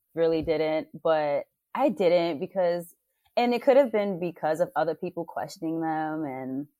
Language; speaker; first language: English; native; English